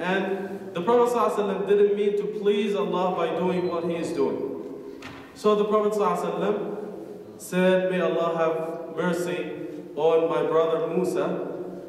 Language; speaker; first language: English; non-native, fluent; Arabic